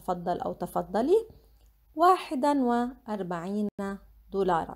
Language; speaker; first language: Arabic; non-native, fluent; English